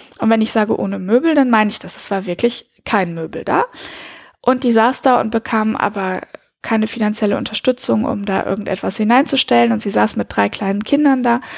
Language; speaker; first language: German; early bilingual, heritage; German